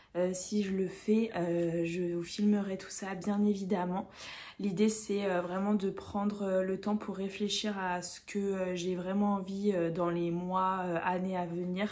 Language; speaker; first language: French; native; French